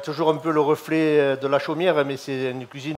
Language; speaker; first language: French; native; French